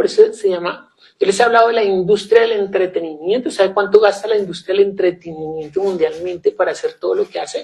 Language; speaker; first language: Spanish; native; Spanish